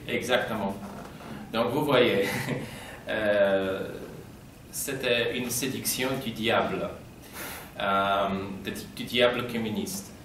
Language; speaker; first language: French; non-native, fluent; Polish